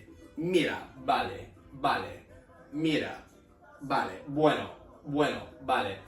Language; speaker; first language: Spanish; non-native, learner; English